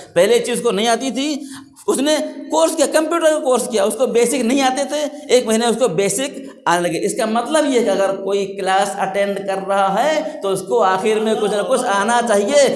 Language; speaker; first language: Urdu; native; Urdu